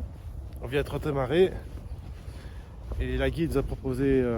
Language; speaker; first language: French; native; French